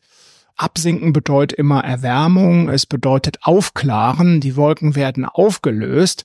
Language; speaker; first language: German; native; German